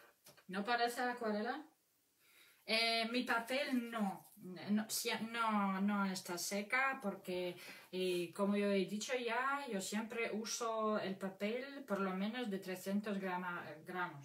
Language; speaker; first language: Spanish; non-native, fluent; Russian